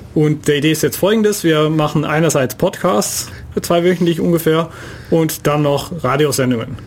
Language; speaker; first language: German; non-native, fluent; Dutch